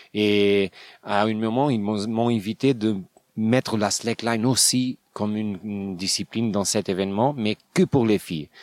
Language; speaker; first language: French; non-native, learner; Portuguese